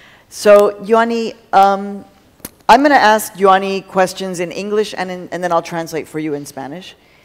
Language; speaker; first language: English; early bilingual, other home language; Spanish